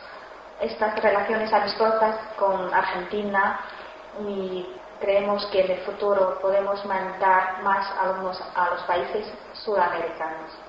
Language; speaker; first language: Spanish; non-native, fluent; Chinese